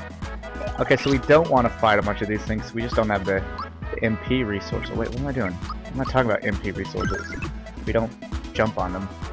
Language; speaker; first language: English; native; English